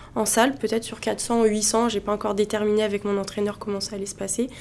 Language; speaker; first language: French; native; French